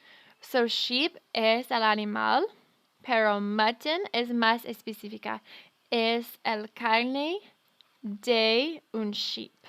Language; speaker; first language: Spanish; non-native, fluent; English